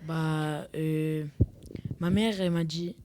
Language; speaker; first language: French; early bilingual, heritage; French